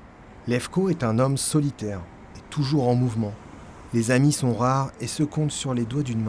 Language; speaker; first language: French; native; French